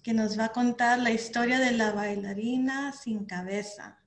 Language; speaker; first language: Spanish; early bilingual, heritage; Spanish